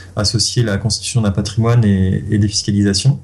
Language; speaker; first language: French; native; French